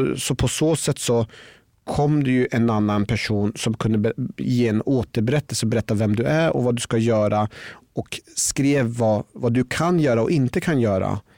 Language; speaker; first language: Swedish; early bilingual, other home language; Persian